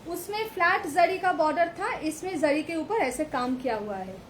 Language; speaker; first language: Hindi; non-native, local second language; Bangla